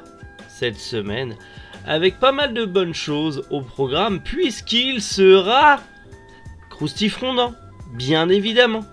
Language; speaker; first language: French; native; French